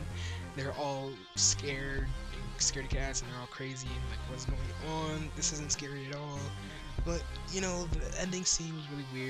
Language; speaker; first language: English; native; English